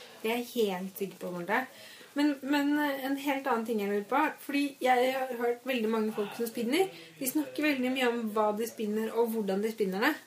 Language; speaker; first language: Norwegian; native; Norwegian